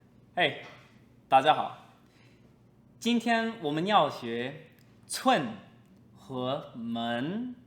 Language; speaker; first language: Chinese; non-native, fluent; English